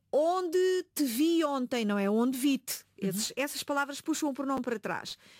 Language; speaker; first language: Portuguese; native; Portuguese